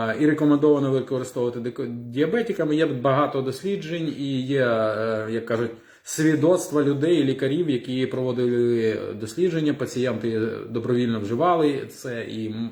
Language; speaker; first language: Ukrainian; non-native, local second language; Russian